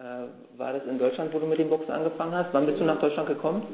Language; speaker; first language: German; native; German